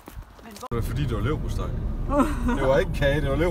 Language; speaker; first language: Danish; native; Danish